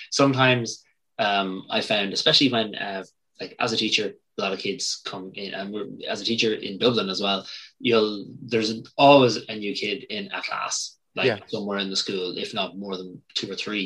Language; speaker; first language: English; native; English